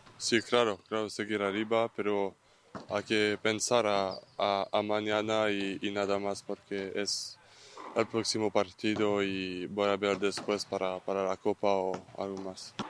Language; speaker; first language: Spanish; non-native, learner; French